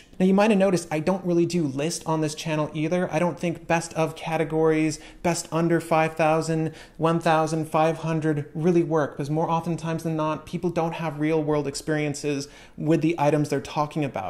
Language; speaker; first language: English; native; English